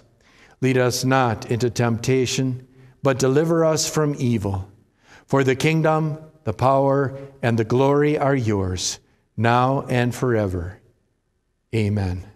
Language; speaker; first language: English; native; English